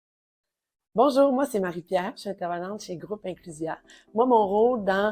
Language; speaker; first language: French; native; French